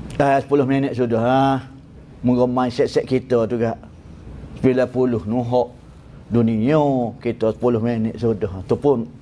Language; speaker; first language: Malay; native; Malay